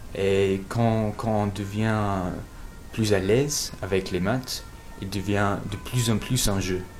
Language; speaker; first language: French; non-native, learner; English